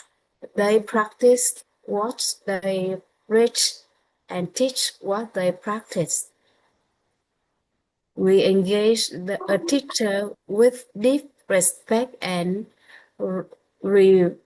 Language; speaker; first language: English; non-native, learner; Vietnamese